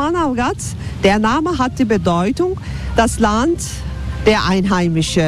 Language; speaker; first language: German; non-native, fluent; Turkish